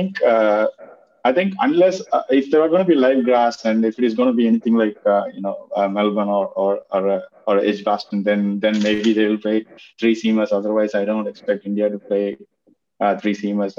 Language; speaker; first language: English; non-native, local second language; Tamil